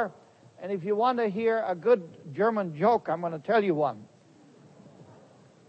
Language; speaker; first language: English; non-native, fluent; German